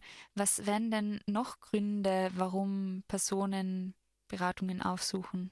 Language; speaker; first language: German; native; German